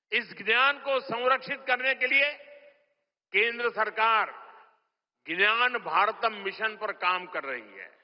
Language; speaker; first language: Hindi; non-native, local second language; Gujarati